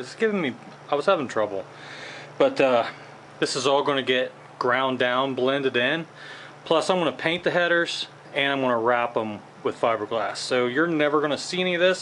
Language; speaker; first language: English; native; English